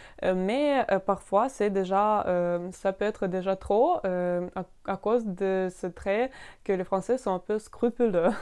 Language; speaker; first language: French; non-native, fluent; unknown